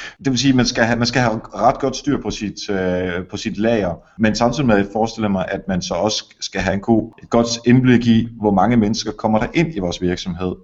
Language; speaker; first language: Danish; native; Danish